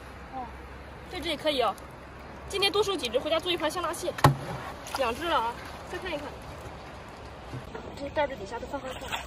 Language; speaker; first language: Chinese; native; Chinese